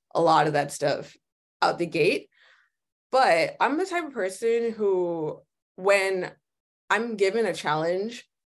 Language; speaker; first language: English; native; English